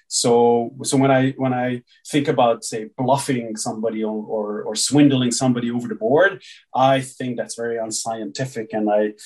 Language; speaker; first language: English; early bilingual, other home language; Hungarian